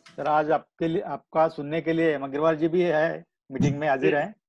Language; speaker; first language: Hindi; non-native, local second language; Marathi